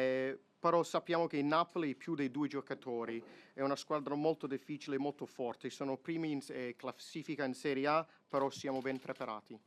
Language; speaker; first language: Italian; non-native, fluent; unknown